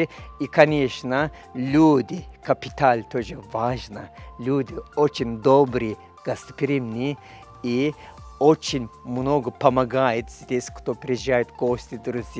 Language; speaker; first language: Russian; non-native, fluent; Turkish